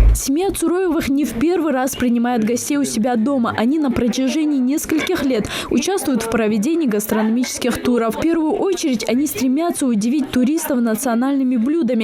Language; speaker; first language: Russian; native; Russian